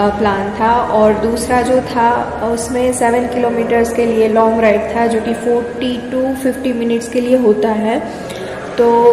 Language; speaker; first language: Hindi; non-native, local second language; Gujarati